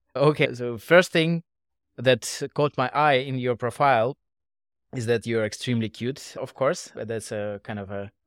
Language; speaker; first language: English; non-native, fluent; Russian